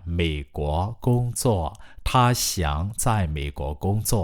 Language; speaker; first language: Chinese; non-native, fluent; Burmese